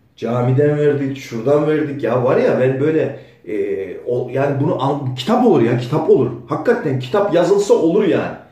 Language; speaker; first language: Turkish; native; Turkish